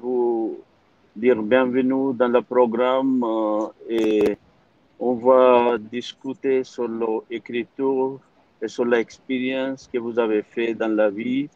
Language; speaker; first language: French; non-native, learner; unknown